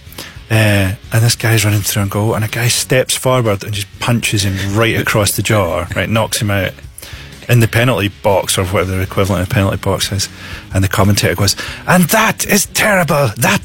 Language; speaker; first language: English; native; English